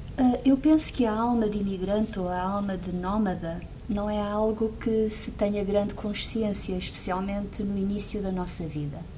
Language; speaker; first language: Portuguese; early bilingual, heritage; Portuguese